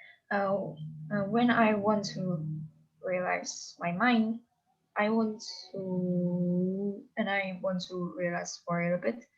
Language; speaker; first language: English; non-native, learner; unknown